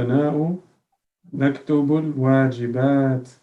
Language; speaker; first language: Arabic; non-native, learner; French